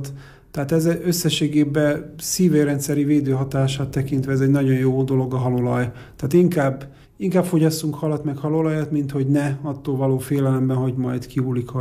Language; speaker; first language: Hungarian; native; Hungarian